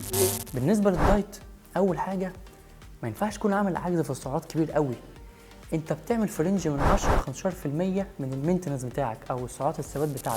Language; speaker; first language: Arabic; native; Arabic